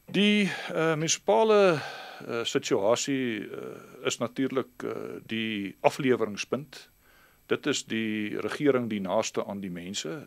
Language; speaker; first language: Afrikaans; native; Afrikaans